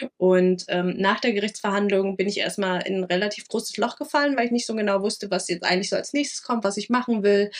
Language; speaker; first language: German; early bilingual, other home language; Vietnamese